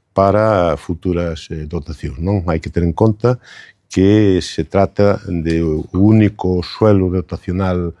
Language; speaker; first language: Galician; non-native, local second language; Spanish